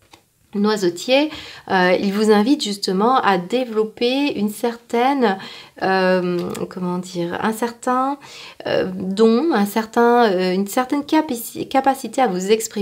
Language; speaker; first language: French; native; French